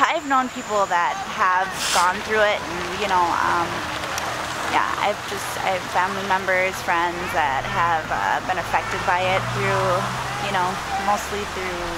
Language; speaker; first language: English; native; English